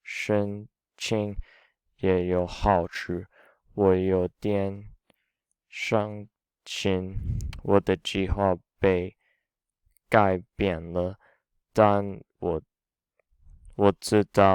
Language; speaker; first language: Chinese; non-native, learner; English